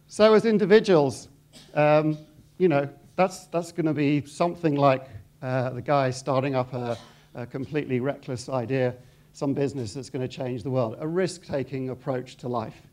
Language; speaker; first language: English; native; English